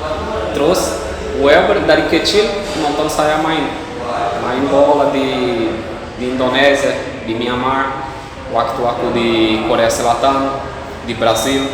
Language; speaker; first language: Indonesian; non-native, fluent; Portuguese